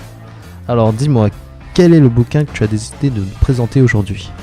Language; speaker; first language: French; native; French